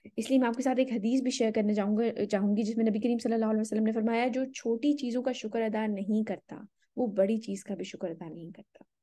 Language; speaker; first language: Urdu; native; Urdu